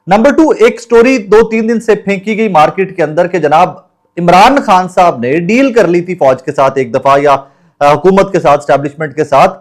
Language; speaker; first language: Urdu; non-native, local second language; Punjabi